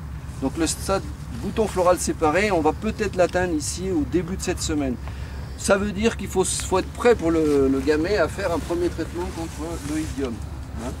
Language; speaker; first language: French; native; French